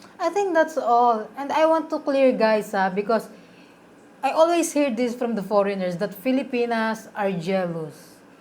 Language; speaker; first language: English; non-native, local second language; Cebuano